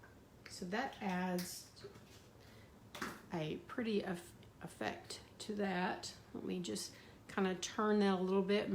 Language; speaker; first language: English; native; English